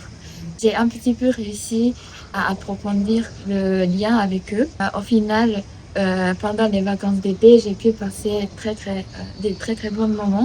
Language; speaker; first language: French; non-native, learner; Japanese